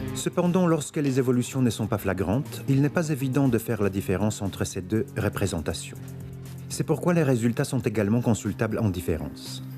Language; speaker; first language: French; native; French